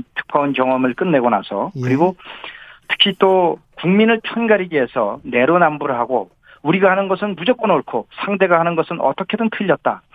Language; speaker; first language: Korean; native; Korean